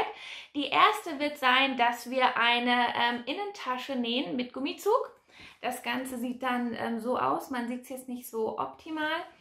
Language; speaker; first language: German; native; German